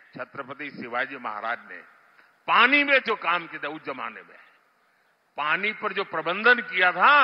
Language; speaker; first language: Hindi; non-native, local second language; Gujarati